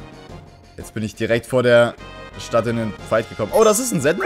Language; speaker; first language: German; native; German